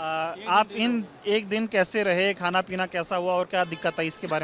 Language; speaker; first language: Hindi; native; Hindi